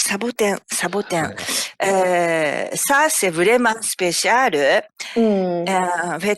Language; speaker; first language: French; non-native, fluent; Japanese